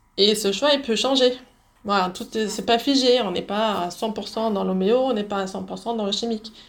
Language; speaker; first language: French; early bilingual, other home language; Dutch